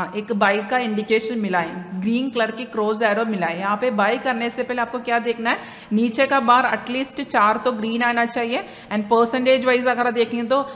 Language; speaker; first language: Hindi; non-native, local second language; Malayalam